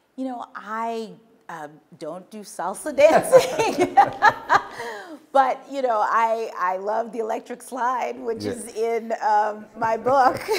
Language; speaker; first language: English; native; English